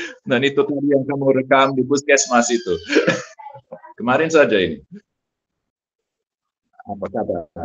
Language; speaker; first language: Indonesian; non-native, fluent; English